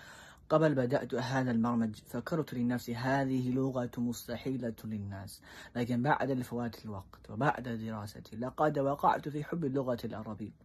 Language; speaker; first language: Arabic; non-native, fluent; English